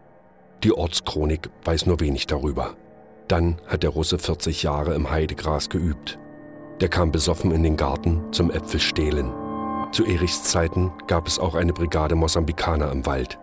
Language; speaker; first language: German; native; German